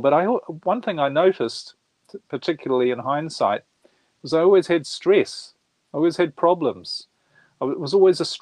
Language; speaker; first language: English; native; English